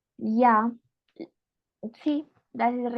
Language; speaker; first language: German; non-native, fluent; Spanish